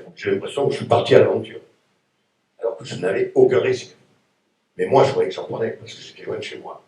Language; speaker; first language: French; native; French